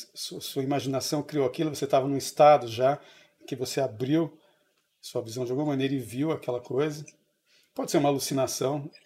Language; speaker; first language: Portuguese; native; Portuguese